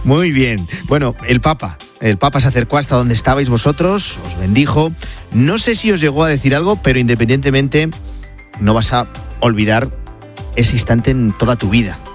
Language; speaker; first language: Spanish; native; Spanish